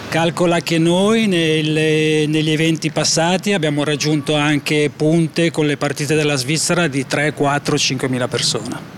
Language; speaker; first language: Italian; native; Italian